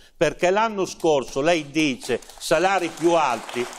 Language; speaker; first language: Italian; native; Italian